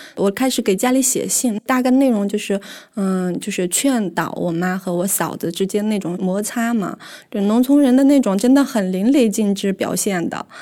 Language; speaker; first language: Chinese; native; Chinese